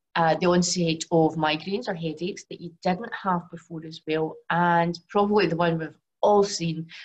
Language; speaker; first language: English; native; English